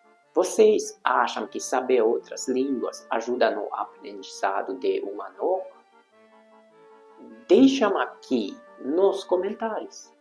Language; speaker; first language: Portuguese; non-native, fluent; Hungarian